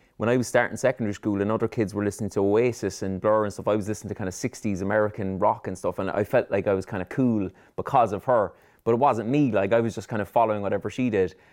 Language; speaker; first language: English; native; English